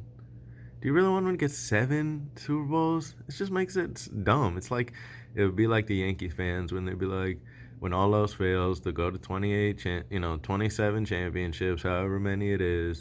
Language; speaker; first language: English; native; English